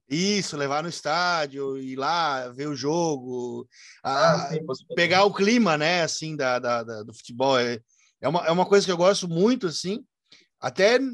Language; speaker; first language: Portuguese; native; Portuguese